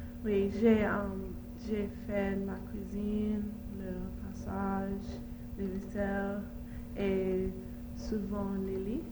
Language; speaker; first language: French; non-native, learner; Arabic